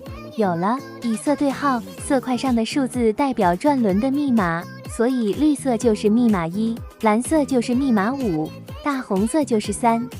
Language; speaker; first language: Chinese; native; Chinese